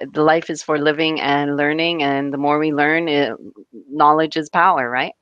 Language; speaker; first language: English; native; English